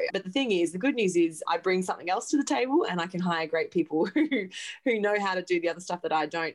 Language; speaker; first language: English; native; English